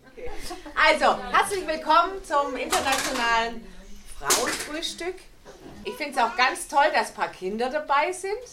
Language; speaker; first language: German; native; German